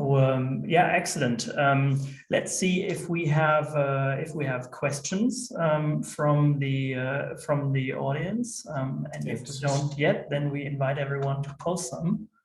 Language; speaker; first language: English; non-native, fluent; German